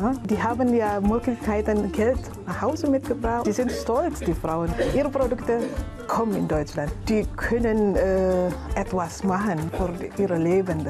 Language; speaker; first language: German; non-native, learner; Indonesian